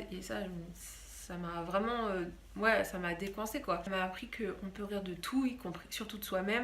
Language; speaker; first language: French; native; French